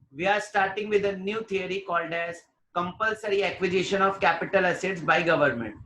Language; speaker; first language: English; non-native, local second language; Hindi